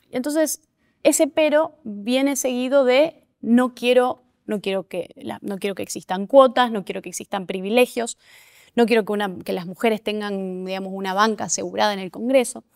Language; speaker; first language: Spanish; native; Spanish